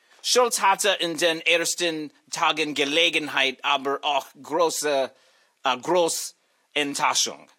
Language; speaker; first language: German; non-native, learner; English